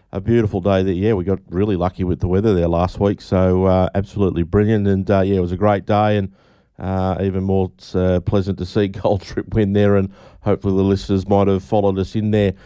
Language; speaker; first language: English; native; English